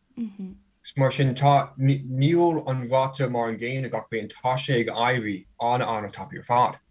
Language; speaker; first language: Irish; non-native, fluent; English